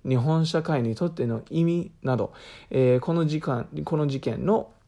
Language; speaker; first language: Japanese; non-native, fluent; English